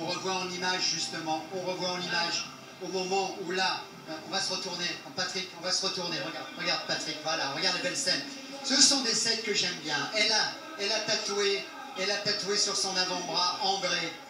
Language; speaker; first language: French; native; French